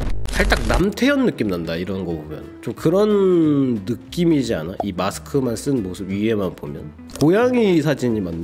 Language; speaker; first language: Korean; native; Korean